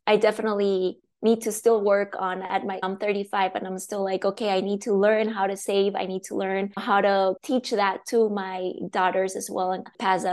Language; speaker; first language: English; non-native, fluent; Spanish